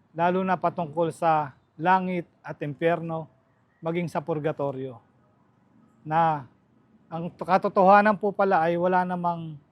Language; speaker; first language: Filipino; native; Filipino